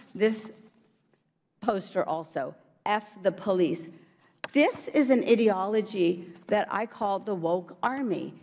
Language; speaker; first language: English; early bilingual, other home language; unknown